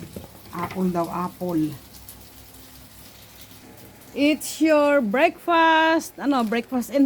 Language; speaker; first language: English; non-native, local second language; Filipino